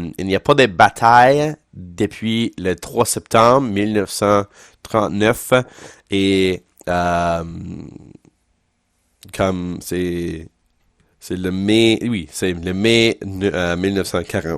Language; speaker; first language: French; non-native, local second language; English